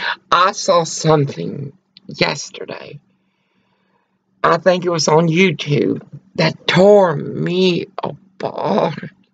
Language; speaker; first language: English; early bilingual, other home language; Spanish